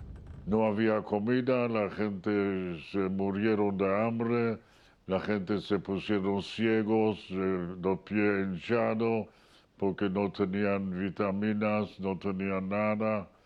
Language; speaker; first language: Spanish; non-native, fluent; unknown